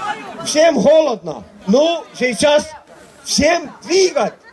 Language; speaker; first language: Russian; non-native, fluent; Estonian